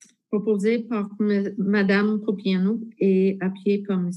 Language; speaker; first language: French; non-native, fluent; English